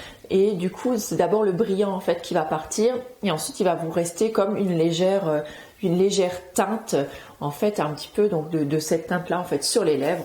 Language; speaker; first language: French; native; French